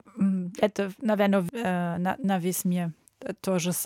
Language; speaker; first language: Russian; non-native, learner; German